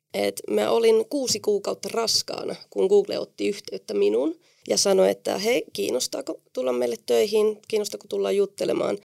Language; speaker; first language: Finnish; non-native, fluent; Spanish